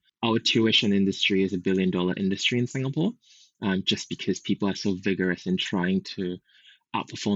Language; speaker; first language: English; native; English